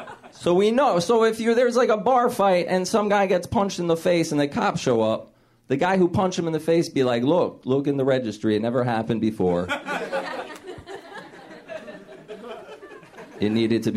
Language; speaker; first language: English; native; English